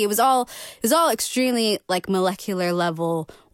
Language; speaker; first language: English; native; English